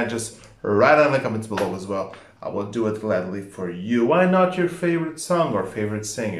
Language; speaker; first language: English; non-native, fluent; Portuguese